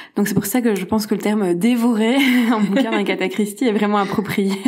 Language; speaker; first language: French; native; French